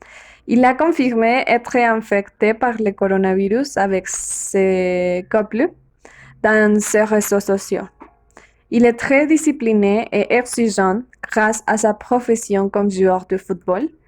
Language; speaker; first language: French; non-native, learner; Spanish